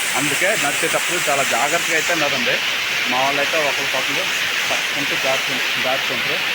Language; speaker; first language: Telugu; non-native, local second language; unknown